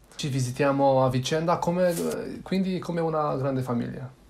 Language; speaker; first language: Italian; non-native, learner; Romanian